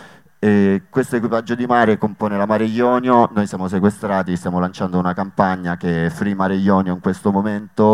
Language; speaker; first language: Italian; native; Italian